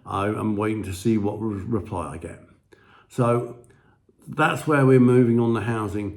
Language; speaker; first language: English; native; English